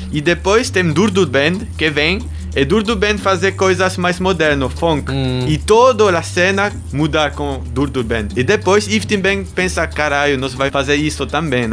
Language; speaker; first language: Portuguese; non-native, learner; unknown